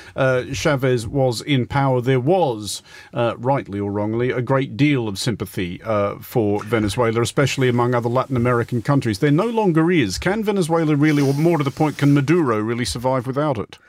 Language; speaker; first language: English; native; English